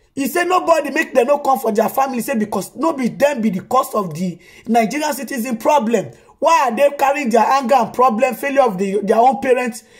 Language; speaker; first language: Nigerian Pidgin; native; Nigerian Pidgin